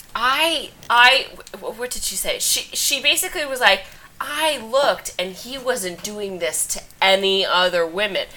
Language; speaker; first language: English; native; English